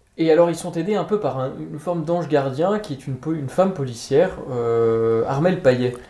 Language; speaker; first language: French; native; French